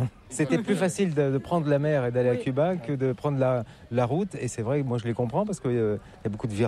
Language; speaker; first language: French; native; French